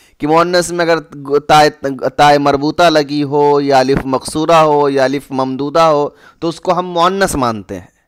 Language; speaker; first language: Hindi; native; Hindi